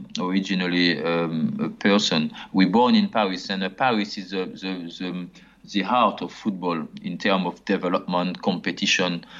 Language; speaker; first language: English; non-native, fluent; French